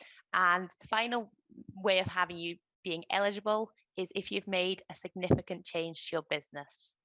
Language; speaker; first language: English; native; English